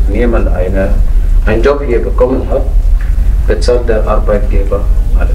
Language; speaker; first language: German; non-native, fluent; Arabic